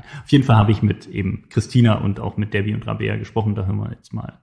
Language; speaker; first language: German; native; German